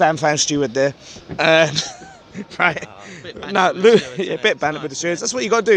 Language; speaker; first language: English; native; English